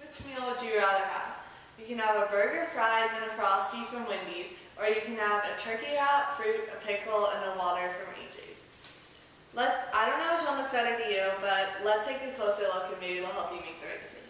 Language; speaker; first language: English; native; English